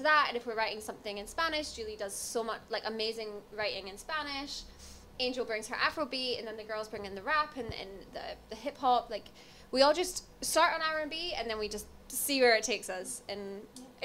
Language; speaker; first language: English; native; English